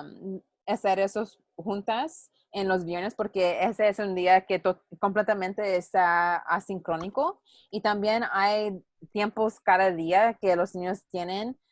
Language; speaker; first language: Spanish; non-native, learner; English